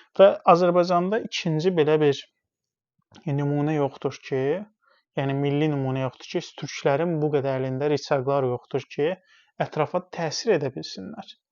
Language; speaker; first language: Azerbaijani; non-native, local second language; Talysh